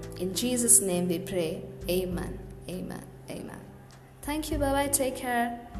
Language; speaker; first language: English; non-native, local second language; Tamil